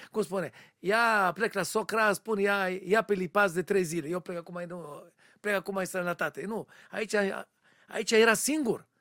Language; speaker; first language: Romanian; non-native, learner; Hebrew